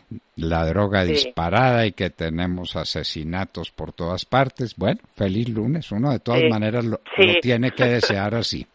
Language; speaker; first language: Spanish; native; Spanish